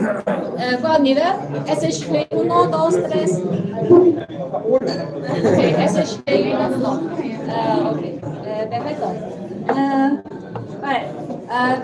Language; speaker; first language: Spanish; non-native, learner; Chinese